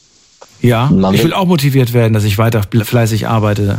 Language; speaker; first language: German; native; German